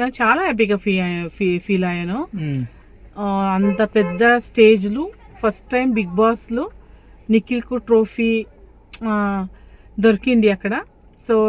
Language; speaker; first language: Telugu; non-native, learner; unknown